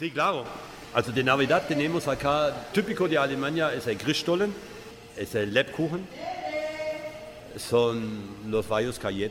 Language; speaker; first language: Spanish; non-native, learner; German